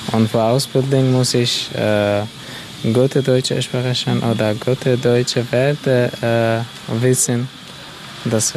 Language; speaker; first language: German; non-native, learner; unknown